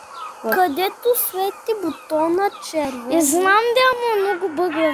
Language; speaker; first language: Bulgarian; non-native, local second language; Turkish